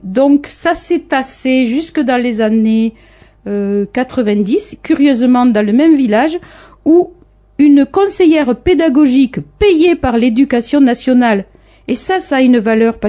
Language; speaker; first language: French; native; French